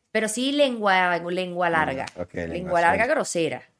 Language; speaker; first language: Spanish; native; Spanish